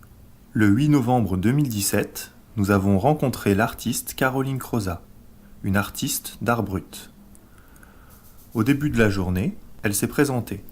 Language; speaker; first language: French; non-native, learner; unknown